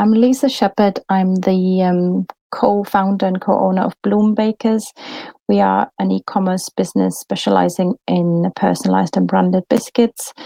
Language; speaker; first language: English; non-native, fluent; German